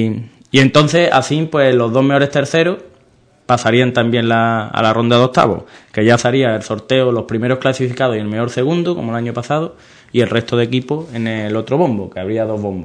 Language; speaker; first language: Spanish; native; Spanish